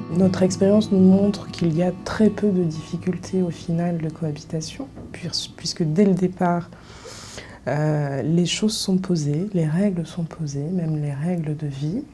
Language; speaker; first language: French; native; French